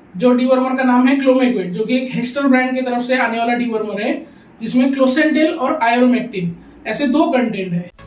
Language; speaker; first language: Hindi; non-native, local second language; Urdu